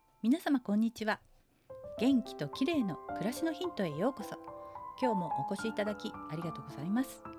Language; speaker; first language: Japanese; native; Japanese